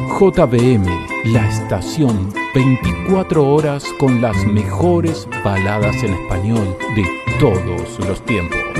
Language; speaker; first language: Spanish; native; Spanish